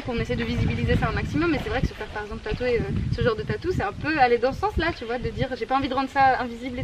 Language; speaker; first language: French; native; French